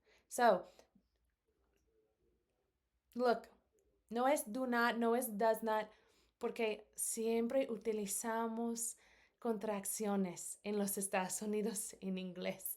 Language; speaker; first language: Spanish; non-native, fluent; English